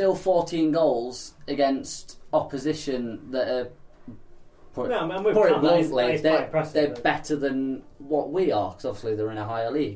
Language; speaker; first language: English; native; English